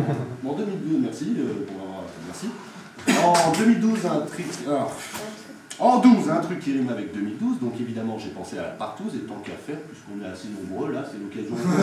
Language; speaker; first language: French; native; French